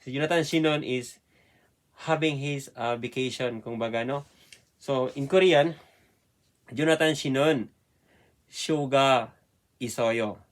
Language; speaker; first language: English; non-native, learner; Filipino